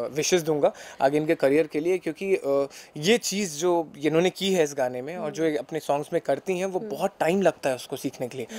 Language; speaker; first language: Hindi; native; Hindi